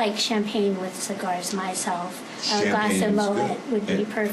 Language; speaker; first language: English; native; English